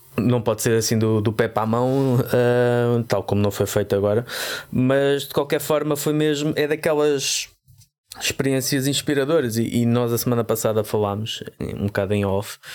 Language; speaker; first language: Portuguese; native; Portuguese